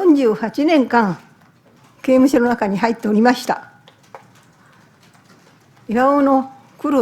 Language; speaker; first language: Japanese; native; Japanese